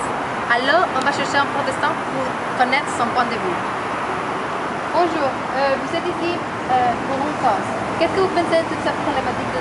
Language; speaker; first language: French; non-native, learner; Spanish